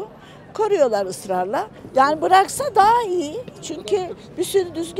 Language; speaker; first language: Turkish; native; Turkish